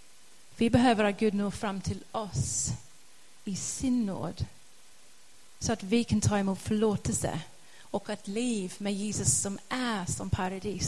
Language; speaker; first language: Swedish; non-native, fluent; English